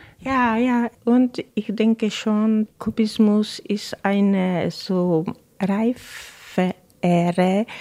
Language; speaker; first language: German; non-native, fluent; Czech